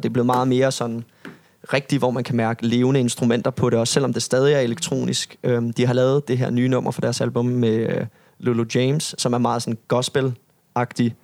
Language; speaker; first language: Danish; native; Danish